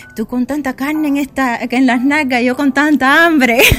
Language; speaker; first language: Spanish; native; Spanish